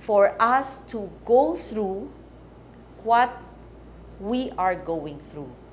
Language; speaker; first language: English; non-native, local second language; Filipino